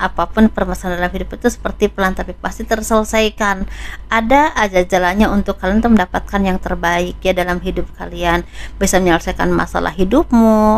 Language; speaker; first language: Indonesian; native; Indonesian